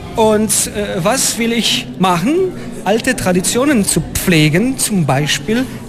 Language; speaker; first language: German; non-native, fluent; Polish